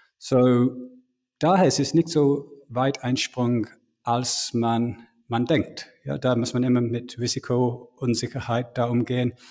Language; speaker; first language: German; non-native, fluent; English